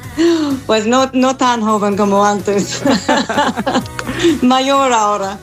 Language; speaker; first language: Spanish; non-native, fluent; English